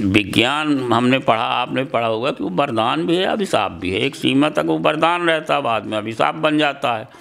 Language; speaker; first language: Hindi; native; Hindi